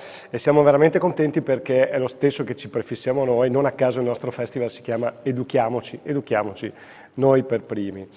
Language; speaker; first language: Italian; native; Italian